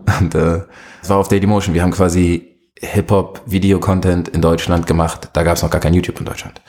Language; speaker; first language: German; native; German